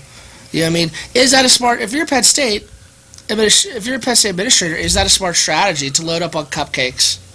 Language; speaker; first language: English; native; English